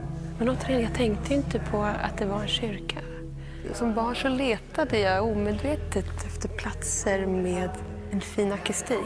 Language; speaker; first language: Swedish; early bilingual, other home language; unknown